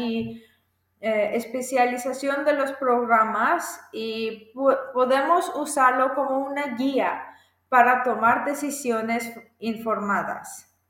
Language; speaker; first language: Spanish; non-native, fluent; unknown